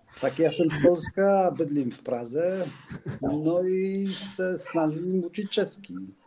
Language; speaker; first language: Czech; non-native, learner; Polish